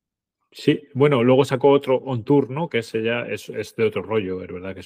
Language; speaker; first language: Spanish; native; Spanish